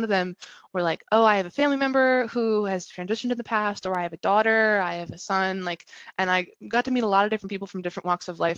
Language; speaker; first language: English; native; English